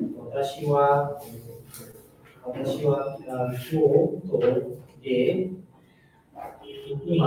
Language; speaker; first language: Japanese; non-native, learner; Bangla